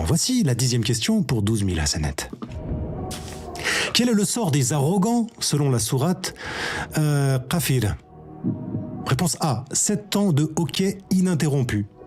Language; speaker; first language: French; native; French